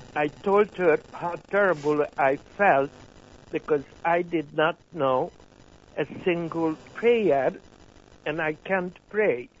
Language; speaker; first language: English; non-native, fluent; Hungarian